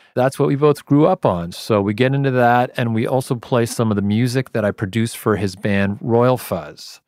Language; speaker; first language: English; native; English